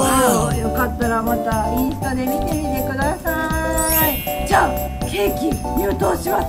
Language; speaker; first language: Japanese; native; Japanese